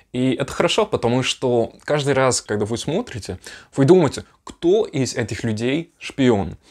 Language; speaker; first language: Russian; non-native, fluent; Dutch